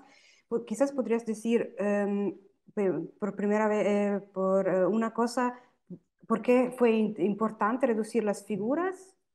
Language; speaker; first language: Spanish; non-native, fluent; German